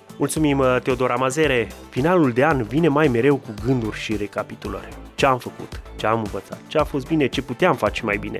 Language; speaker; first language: Romanian; native; Romanian